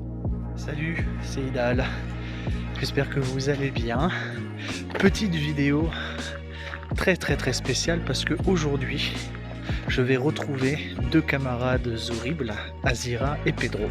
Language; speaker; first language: French; native; French